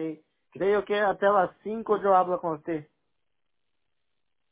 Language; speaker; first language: Spanish; non-native, learner; Portuguese